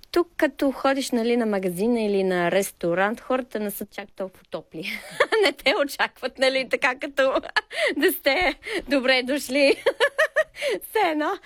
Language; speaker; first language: Bulgarian; non-native, fluent; English